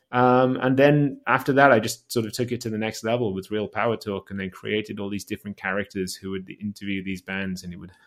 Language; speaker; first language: English; native; English